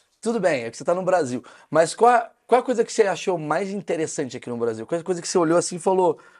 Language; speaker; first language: Portuguese; native; Portuguese